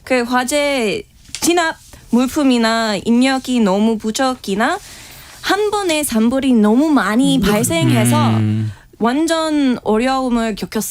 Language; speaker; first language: Korean; non-native, fluent; English